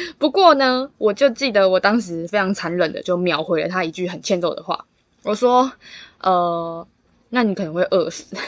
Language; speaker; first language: Chinese; native; Chinese